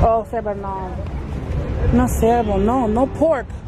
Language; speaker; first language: Spanish; non-native, learner; English